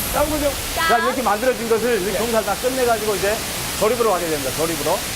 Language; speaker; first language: Korean; native; Korean